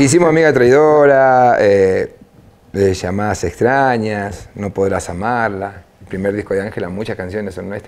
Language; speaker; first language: Spanish; native; Spanish